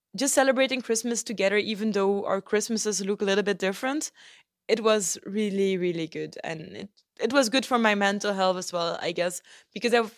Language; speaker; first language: English; non-native, fluent; Dutch